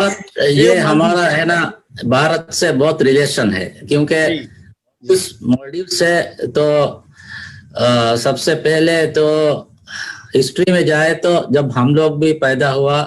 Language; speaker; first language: Hindi; non-native, learner; Divehi